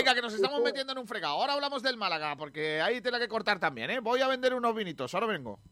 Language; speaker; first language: Spanish; native; Spanish